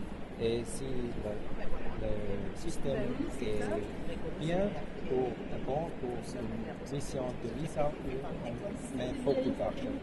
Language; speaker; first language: French; non-native, fluent; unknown